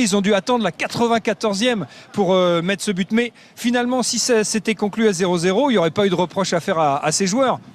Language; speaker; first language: French; native; French